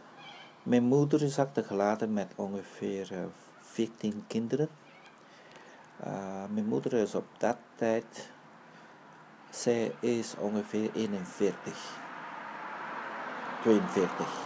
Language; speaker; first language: Dutch; early bilingual, other home language; Vietnamese